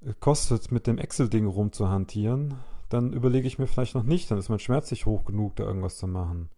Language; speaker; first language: German; native; German